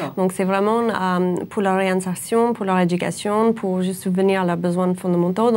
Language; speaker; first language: French; non-native, fluent; English